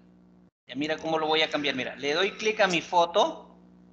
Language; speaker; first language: Spanish; native; Spanish